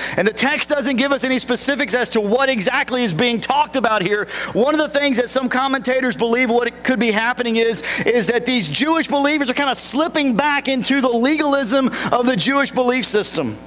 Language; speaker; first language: English; native; English